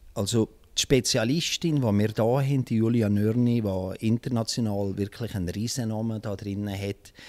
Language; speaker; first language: German; native; German